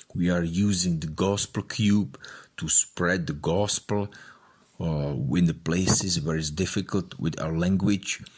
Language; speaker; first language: English; non-native, fluent; Czech